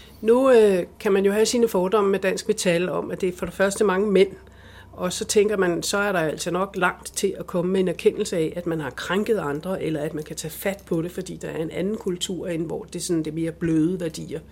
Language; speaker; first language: Danish; native; Danish